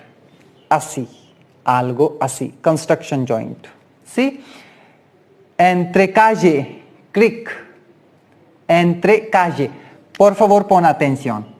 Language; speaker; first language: Spanish; non-native, learner; Hindi